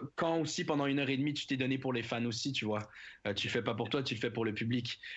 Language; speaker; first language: French; native; French